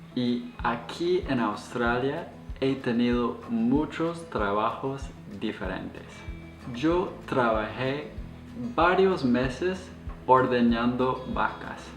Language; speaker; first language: Spanish; non-native, fluent; English